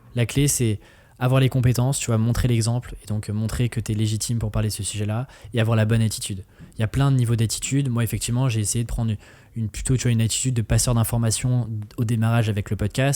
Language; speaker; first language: French; native; French